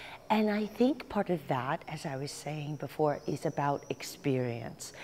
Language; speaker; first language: English; native; English